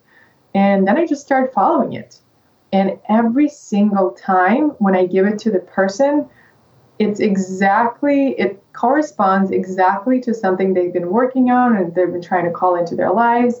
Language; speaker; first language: English; non-native, fluent; Russian